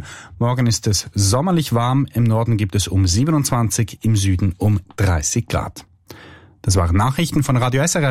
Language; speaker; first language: German; native; German